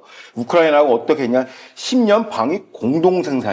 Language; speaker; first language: Korean; native; Korean